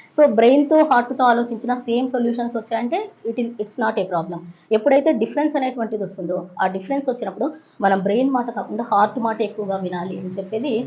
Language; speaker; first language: Telugu; native; Telugu